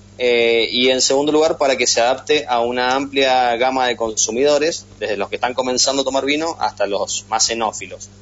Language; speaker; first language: Spanish; native; Spanish